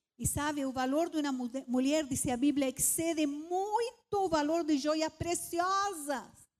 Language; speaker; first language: Portuguese; non-native, fluent; Spanish